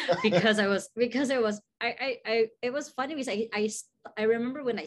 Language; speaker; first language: English; non-native, local second language; Cebuano